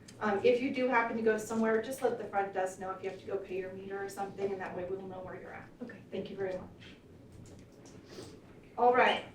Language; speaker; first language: English; native; English